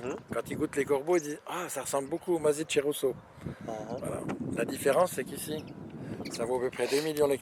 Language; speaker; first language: French; native; French